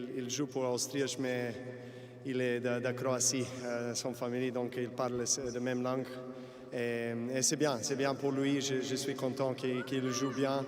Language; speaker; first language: French; non-native, fluent; Serbian